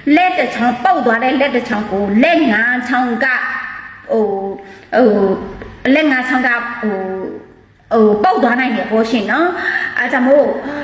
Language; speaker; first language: Burmese; non-native, local second language; Karen languages